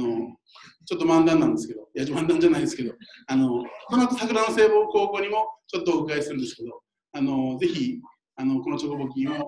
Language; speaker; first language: Japanese; native; Japanese